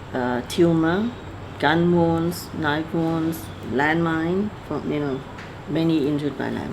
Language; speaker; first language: English; non-native, fluent; Thai